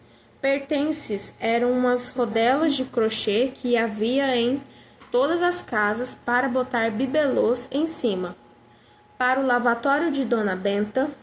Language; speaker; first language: Portuguese; native; Portuguese